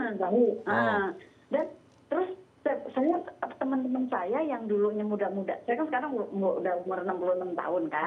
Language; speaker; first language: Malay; non-native, local second language; Sundanese